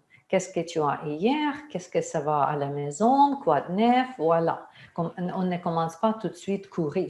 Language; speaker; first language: French; non-native, fluent; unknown